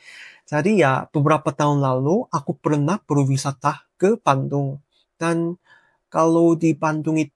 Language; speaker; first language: Indonesian; non-native, fluent; Korean